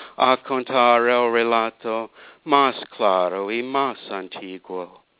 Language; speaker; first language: Spanish; non-native, fluent; English